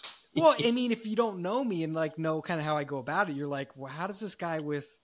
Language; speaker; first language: English; native; English